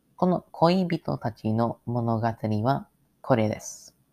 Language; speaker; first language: Japanese; non-native, learner; English